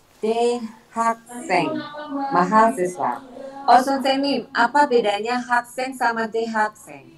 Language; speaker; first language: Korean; non-native, learner; Indonesian